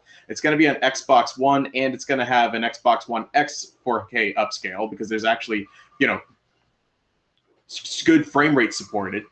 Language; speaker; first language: English; native; English